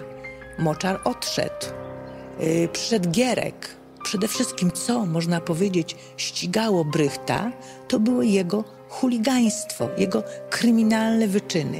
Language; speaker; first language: Polish; native; Polish